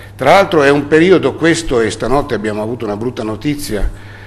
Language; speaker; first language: Italian; native; Italian